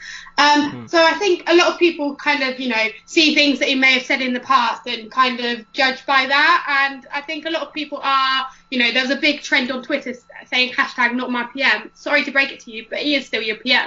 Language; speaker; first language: English; native; English